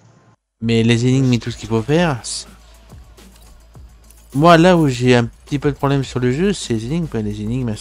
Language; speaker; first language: French; native; French